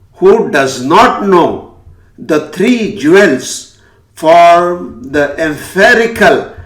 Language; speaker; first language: English; non-native, local second language; Hindi